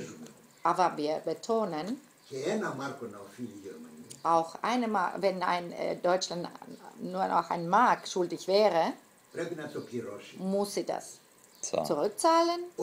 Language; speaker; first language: German; non-native, fluent; Greek